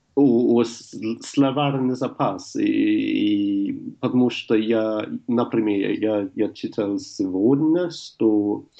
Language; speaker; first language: Russian; non-native, learner; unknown